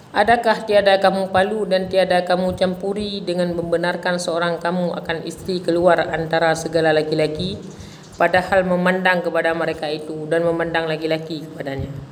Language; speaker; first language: Indonesian; non-native, local second language; Achinese